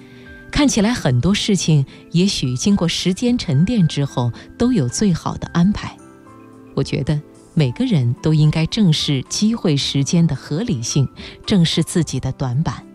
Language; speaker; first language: Chinese; native; Chinese